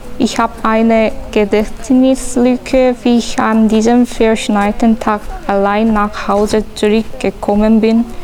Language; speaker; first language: German; non-native, fluent; Korean